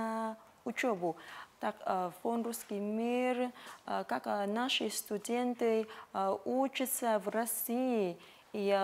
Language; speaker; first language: Russian; non-native, fluent; Vietnamese